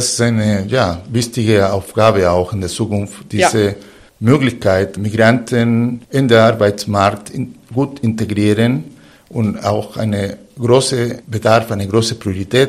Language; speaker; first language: German; non-native, fluent; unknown